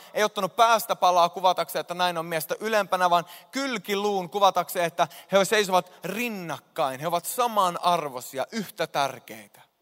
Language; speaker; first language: Finnish; native; Finnish